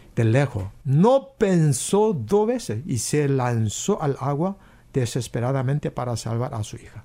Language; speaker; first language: Spanish; non-native, fluent; Korean